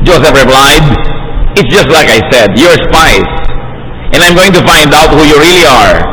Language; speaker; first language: English; non-native, local second language; Filipino